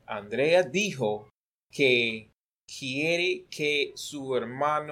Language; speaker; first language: Spanish; non-native, learner; English